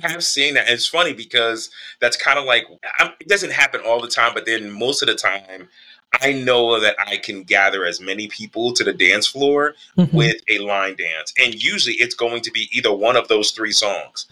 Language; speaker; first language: English; native; English